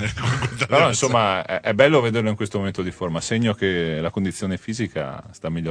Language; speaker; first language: Italian; native; Italian